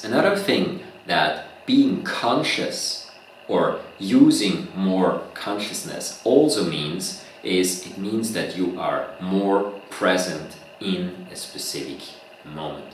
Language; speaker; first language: English; non-native, fluent; German